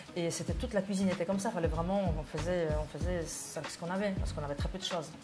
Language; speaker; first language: French; non-native, fluent; Polish